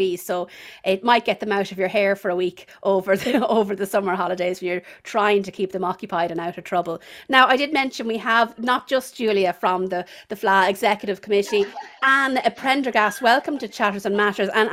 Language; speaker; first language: English; native; English